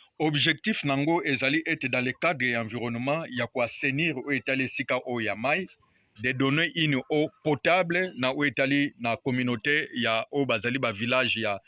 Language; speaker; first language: Lingala; non-native, local second language; Kongo